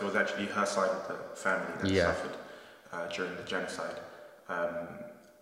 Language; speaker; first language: English; native; English